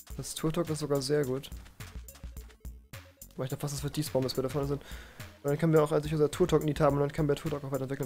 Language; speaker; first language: German; native; German